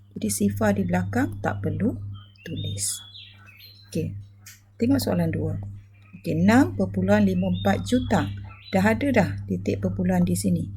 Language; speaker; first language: Malay; native; Malay